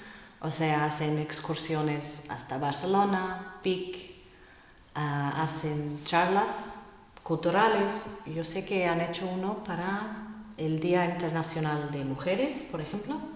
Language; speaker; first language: Spanish; non-native, fluent; English